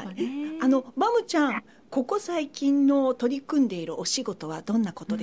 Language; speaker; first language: Japanese; native; Japanese